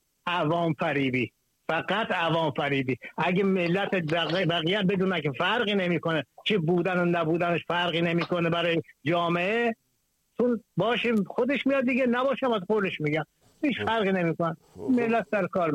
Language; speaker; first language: Persian; native; Persian